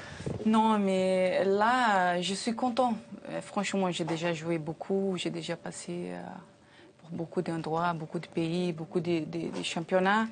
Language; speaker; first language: French; non-native, learner; Portuguese